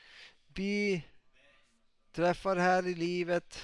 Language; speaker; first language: Swedish; non-native, local second language; Finnish